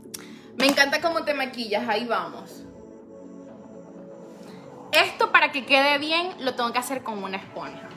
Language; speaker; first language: Spanish; native; Spanish